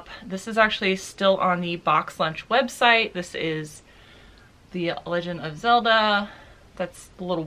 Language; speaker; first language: English; native; English